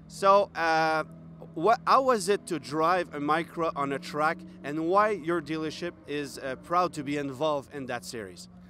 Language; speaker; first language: English; non-native, fluent; French